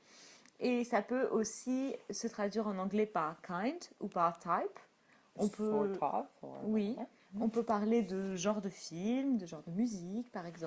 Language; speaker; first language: French; native; French